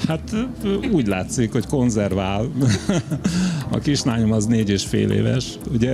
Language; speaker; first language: Hungarian; native; Hungarian